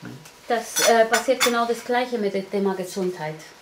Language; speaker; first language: German; non-native, learner; Spanish